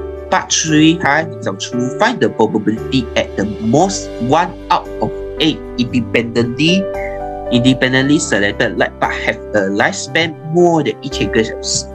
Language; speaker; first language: English; non-native, local second language; Chinese